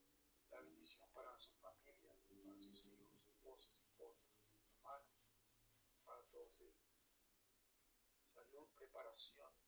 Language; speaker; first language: Spanish; native; Spanish